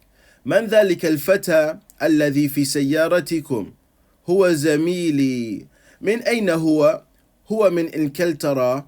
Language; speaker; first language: Arabic; non-native, fluent; English